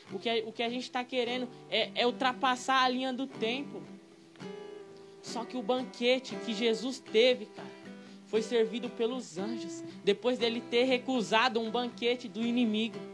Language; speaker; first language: Portuguese; native; Portuguese